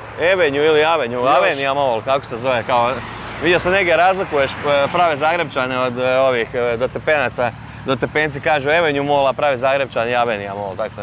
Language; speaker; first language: Serbian; native; Serbian